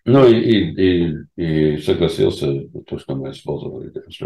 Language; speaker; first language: Russian; non-native, fluent; English